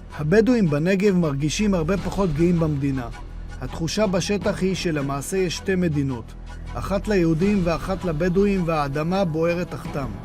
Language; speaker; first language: Hebrew; native; Hebrew